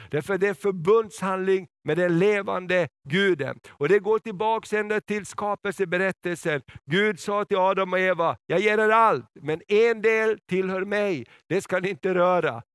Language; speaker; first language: Swedish; native; Swedish